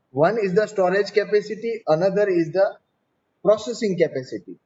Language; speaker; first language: English; non-native, local second language; Gujarati